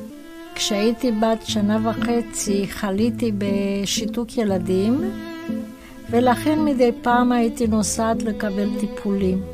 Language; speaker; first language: Hebrew; non-native, fluent; Romanian